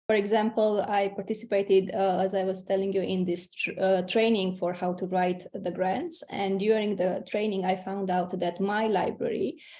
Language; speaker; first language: English; non-native, fluent; Romanian